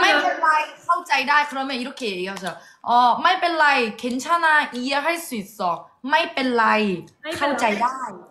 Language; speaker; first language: Korean; non-native, fluent; Thai